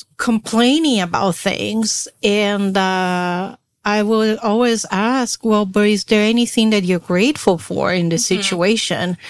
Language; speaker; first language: English; non-native, fluent; Portuguese